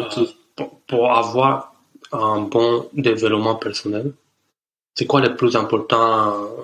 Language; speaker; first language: French; non-native, learner; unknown